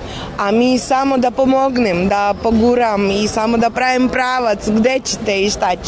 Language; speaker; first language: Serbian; non-native, fluent; Russian